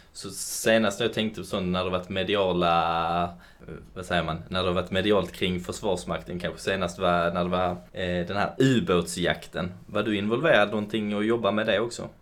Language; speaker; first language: Swedish; native; Swedish